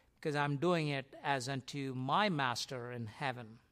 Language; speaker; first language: English; non-native, local second language; Tamil